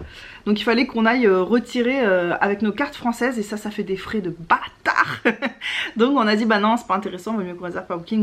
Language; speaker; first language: French; native; French